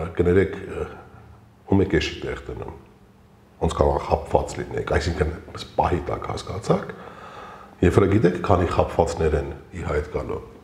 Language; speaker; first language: Armenian; early bilingual, heritage; Armenian